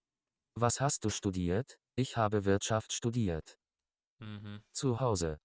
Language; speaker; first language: German; non-native, learner; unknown